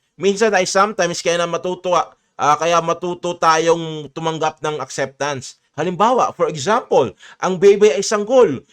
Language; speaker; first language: Filipino; native; Filipino